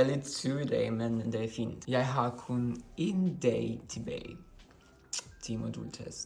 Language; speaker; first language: Danish; non-native, learner; Russian